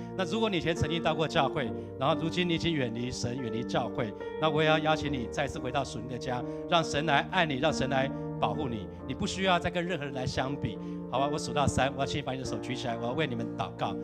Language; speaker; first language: Chinese; native; Chinese